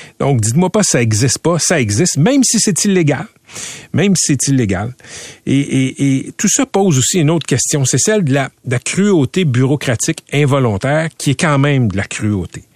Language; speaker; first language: French; native; French